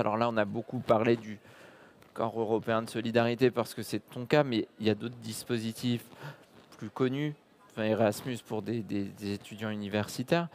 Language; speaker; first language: French; native; French